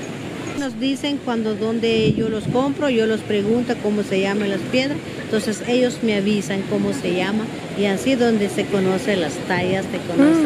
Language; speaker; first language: Spanish; non-native, local second language; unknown